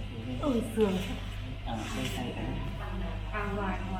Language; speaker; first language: Vietnamese; native; Vietnamese